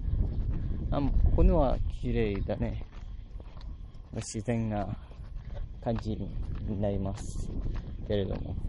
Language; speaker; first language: Japanese; non-native, learner; Malay